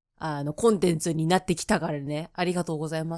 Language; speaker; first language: Japanese; native; Japanese